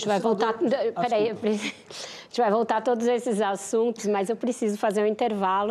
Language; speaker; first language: Portuguese; native; Portuguese